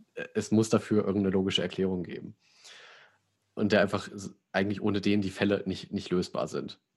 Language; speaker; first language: German; native; German